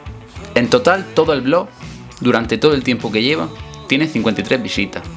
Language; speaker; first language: Spanish; native; Spanish